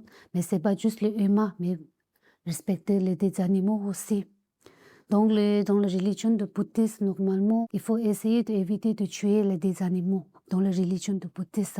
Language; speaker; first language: French; non-native, learner; Tibetan